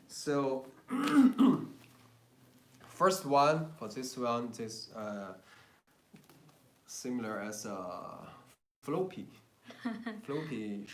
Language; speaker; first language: English; non-native, learner; Chinese